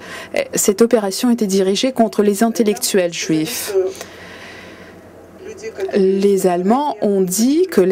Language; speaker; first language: French; non-native, fluent; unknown